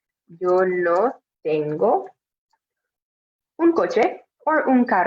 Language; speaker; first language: Spanish; non-native, fluent; English